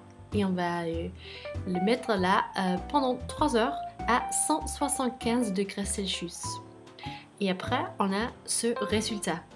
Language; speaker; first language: French; non-native, fluent; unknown